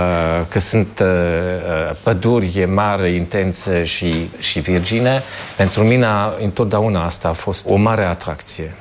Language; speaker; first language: Romanian; non-native, fluent; German